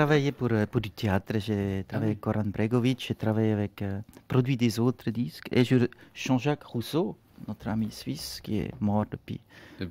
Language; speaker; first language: French; non-native, local second language; Swiss German